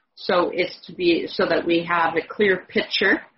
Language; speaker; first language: English; native; English